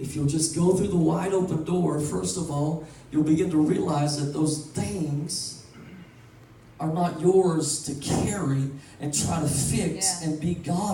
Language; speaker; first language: English; native; English